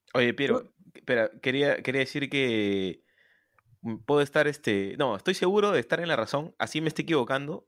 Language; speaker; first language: Spanish; native; Spanish